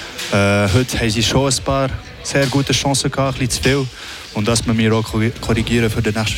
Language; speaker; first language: German; non-native, local second language; French